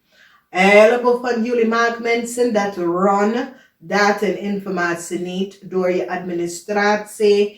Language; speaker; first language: Dutch; non-native, fluent; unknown